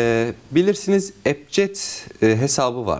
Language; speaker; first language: Turkish; native; Turkish